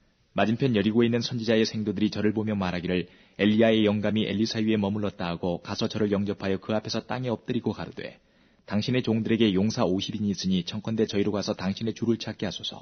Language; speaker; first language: Korean; native; Korean